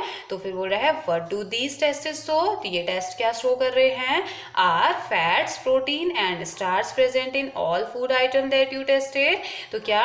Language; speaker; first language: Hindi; native; Hindi